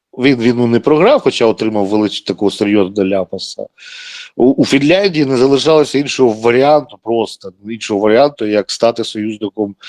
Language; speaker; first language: Ukrainian; non-native, local second language; Russian